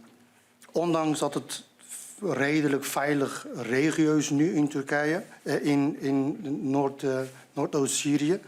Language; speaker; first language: Dutch; non-native, fluent; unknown